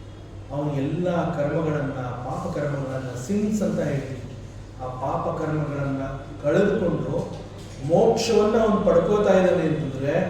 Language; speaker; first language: Kannada; native; Kannada